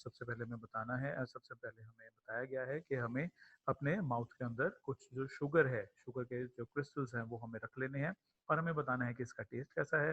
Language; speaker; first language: Hindi; native; Hindi